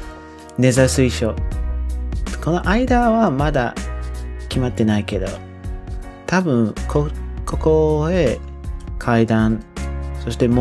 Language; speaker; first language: Japanese; non-native, learner; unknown